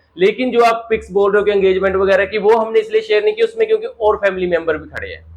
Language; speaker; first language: Hindi; native; Hindi